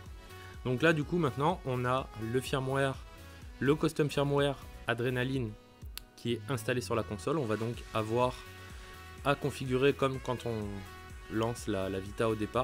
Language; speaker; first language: French; native; French